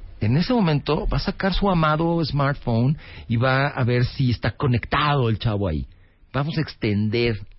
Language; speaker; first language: Spanish; native; Spanish